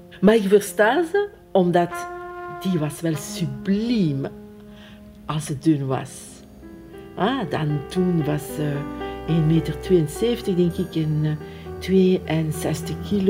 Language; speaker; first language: Dutch; non-native, fluent; French